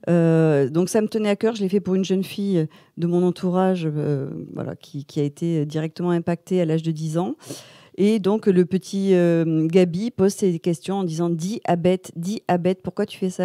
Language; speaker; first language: French; native; French